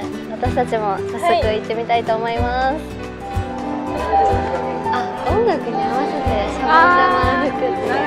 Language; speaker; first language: Japanese; native; Japanese